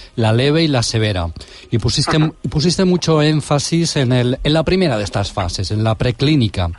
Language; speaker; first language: Spanish; non-native, local second language; Catalan